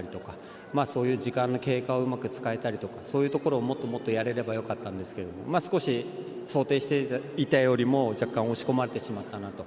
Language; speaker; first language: Japanese; native; Japanese